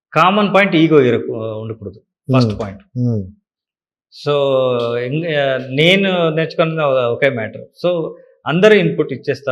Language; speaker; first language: Telugu; non-native, learner; Kannada